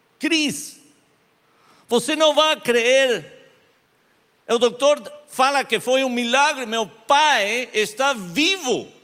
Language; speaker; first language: Portuguese; non-native, learner; Spanish